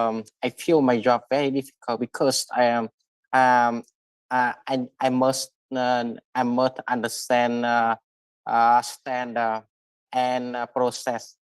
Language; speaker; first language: English; non-native, learner; Vietnamese